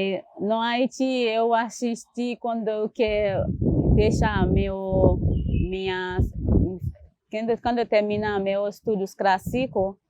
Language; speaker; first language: Portuguese; non-native, learner; Haitian Creole